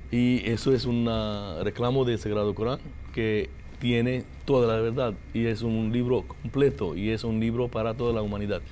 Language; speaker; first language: Spanish; non-native, fluent; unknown